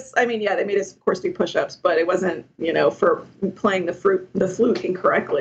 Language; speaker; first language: English; native; English